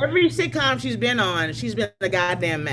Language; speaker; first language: English; native; English